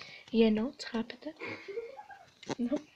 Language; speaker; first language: Czech; early bilingual, heritage; Czech